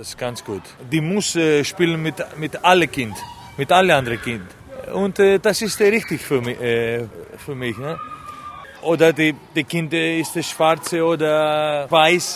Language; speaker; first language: German; non-native, learner; Greek